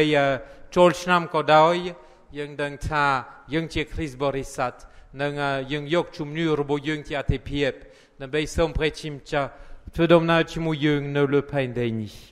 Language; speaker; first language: Khmer; non-native, fluent; French